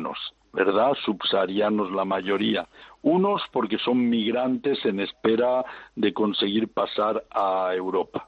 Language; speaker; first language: Spanish; native; Spanish